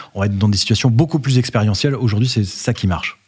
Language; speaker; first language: French; native; French